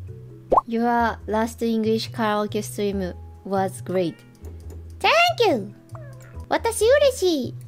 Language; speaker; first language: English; non-native, learner; Japanese